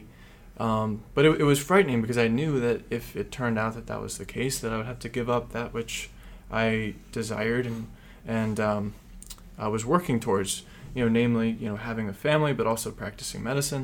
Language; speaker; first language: English; native; English